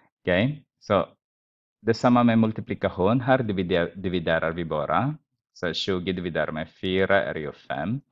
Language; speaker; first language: Swedish; non-native, fluent; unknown